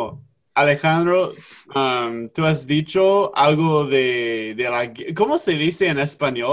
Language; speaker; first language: Spanish; non-native, learner; English